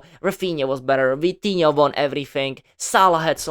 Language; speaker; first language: English; non-native, fluent; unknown